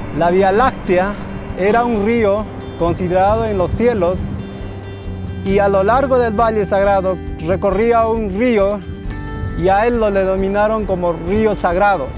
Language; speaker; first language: Spanish; non-native, local second language; Quechua